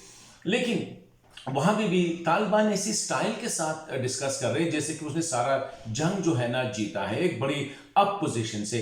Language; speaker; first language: Hindi; non-native, local second language; Pashto